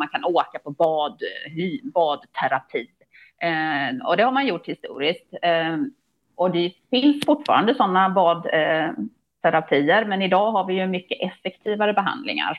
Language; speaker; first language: Swedish; native; Swedish